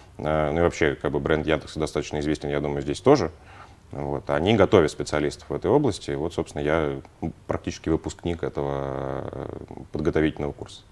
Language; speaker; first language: Russian; native; Russian